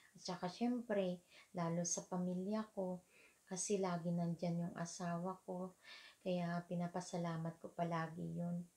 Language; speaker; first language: Filipino; non-native, local second language; Hiligaynon